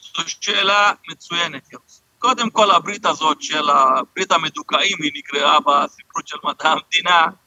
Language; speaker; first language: Hebrew; non-native, local second language; Arabic